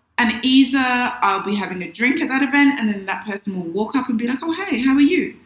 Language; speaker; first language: English; native; English